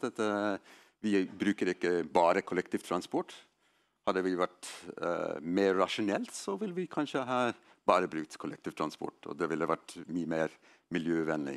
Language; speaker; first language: Norwegian; non-native, fluent; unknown